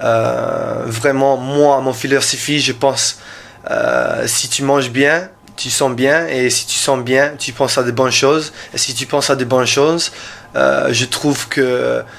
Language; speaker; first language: French; non-native, learner; English